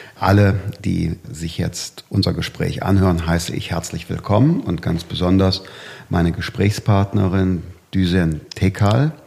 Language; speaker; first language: German; native; German